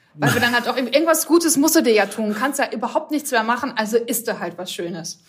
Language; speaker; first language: German; native; German